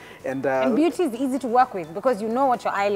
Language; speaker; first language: English; non-native, local second language; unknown